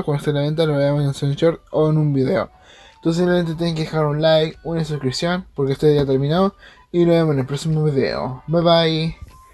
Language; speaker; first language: Spanish; native; Spanish